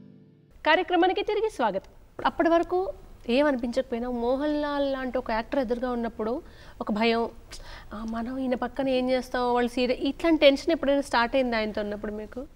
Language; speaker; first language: Telugu; native; Telugu